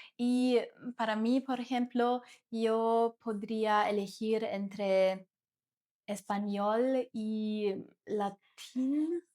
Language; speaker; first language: Spanish; non-native, learner; German